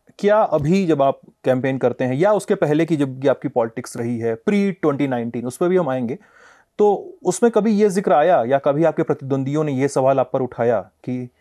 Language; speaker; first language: Hindi; native; Hindi